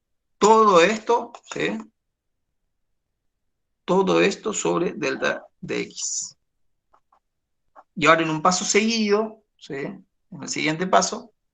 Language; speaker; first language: Spanish; native; Spanish